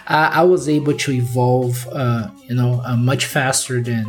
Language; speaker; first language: English; non-native, fluent; Portuguese